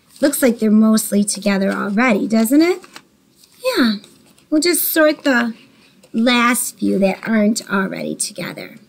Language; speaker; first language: English; native; English